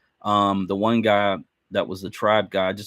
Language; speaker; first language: English; native; English